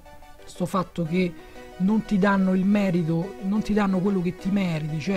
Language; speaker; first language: Italian; native; Italian